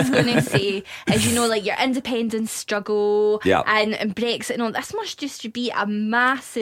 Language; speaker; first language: English; native; English